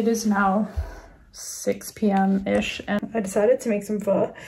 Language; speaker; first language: English; native; English